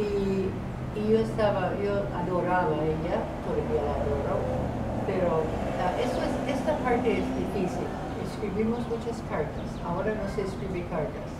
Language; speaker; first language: Spanish; non-native, fluent; English